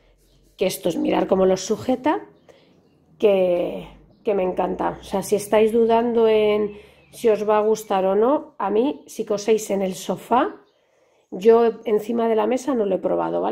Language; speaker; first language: Spanish; native; Spanish